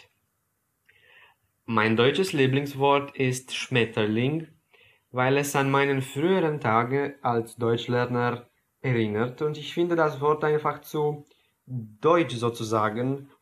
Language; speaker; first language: German; non-native, fluent; Romanian